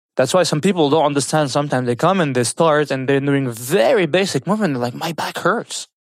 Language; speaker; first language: English; non-native, fluent; French